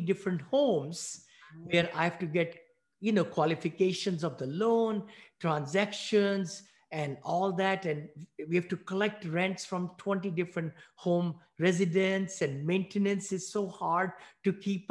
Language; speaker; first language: English; non-native, local second language; Hindi